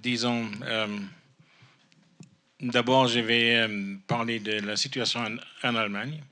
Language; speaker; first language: French; non-native, fluent; German